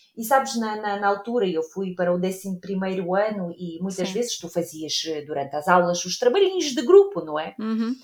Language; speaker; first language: Portuguese; non-native, fluent; Ukrainian